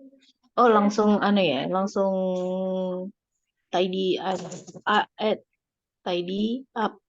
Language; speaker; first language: Indonesian; non-native, learner; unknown